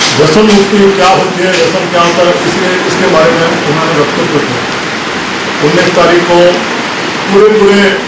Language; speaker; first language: Hindi; non-native, local second language; Gujarati